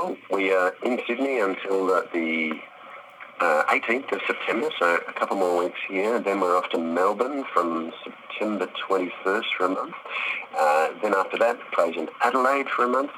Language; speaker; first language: English; native; English